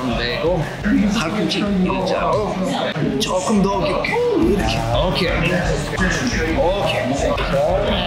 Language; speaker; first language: Korean; non-native, learner; English